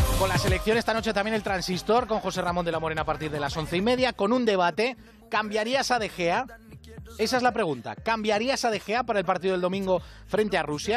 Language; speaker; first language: Spanish; native; Spanish